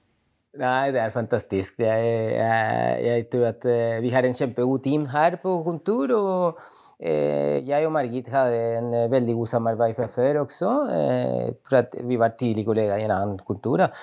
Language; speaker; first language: Norwegian; non-native, fluent; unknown